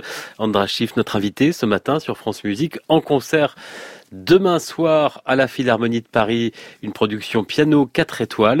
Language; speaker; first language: French; native; French